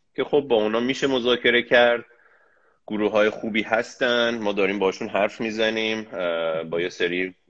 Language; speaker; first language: Persian; early bilingual, heritage; Persian